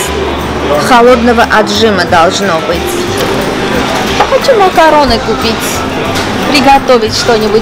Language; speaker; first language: Russian; non-native, local second language; Armenian